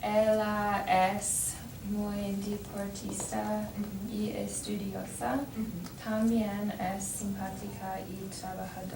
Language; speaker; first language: Spanish; non-native, learner; English